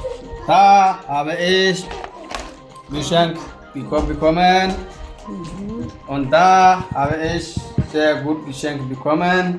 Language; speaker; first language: German; non-native, learner; Amharic